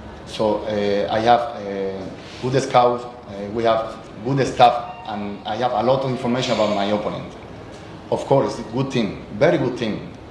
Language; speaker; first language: English; non-native, learner; Spanish